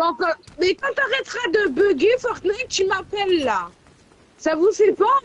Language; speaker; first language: French; native; French